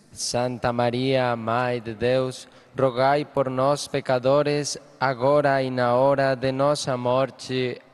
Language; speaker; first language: Portuguese; non-native, learner; Spanish